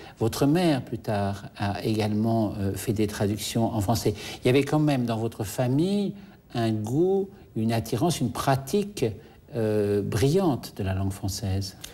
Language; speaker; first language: French; native; French